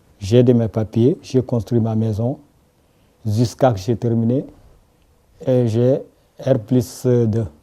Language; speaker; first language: French; non-native, local second language; Wolof